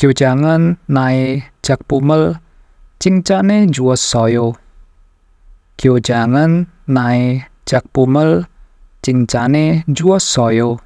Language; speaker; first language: Korean; non-native, fluent; Indonesian